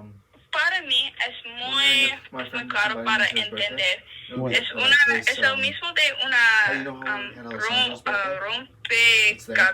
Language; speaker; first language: Spanish; non-native, learner; English